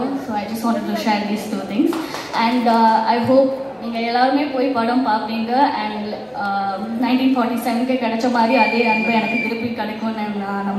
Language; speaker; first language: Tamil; non-native, fluent; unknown